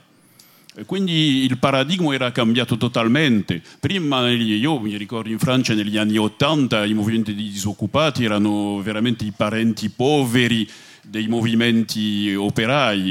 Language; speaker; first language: Italian; non-native, fluent; French